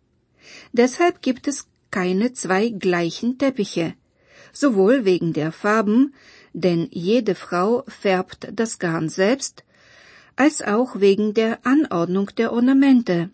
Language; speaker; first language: German; non-native, fluent; Bulgarian